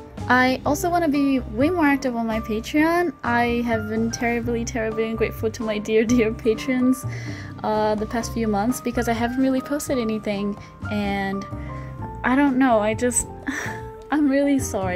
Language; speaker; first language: English; non-native, fluent; Portuguese